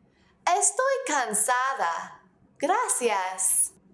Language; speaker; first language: Spanish; non-native, fluent; English